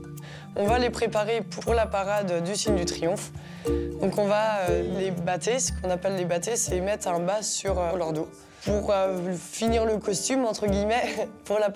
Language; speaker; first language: French; native; French